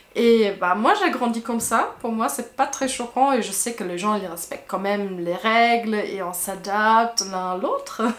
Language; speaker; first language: French; non-native, fluent; German